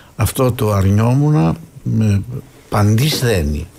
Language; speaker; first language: Greek; native; Greek